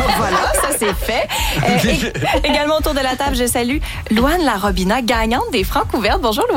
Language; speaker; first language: French; native; French